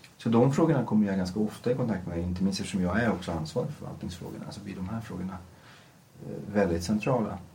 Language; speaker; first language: Swedish; early bilingual, other home language; Persian